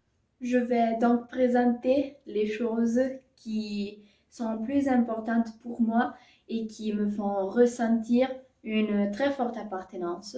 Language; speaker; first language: French; non-native, local second language; Italian